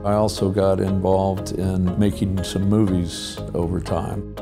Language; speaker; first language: English; native; English